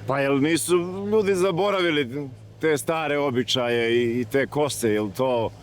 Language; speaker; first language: Bosnian; native; Bosnian